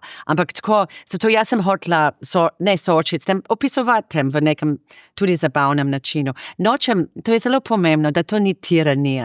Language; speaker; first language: Slovenian; non-native, fluent; English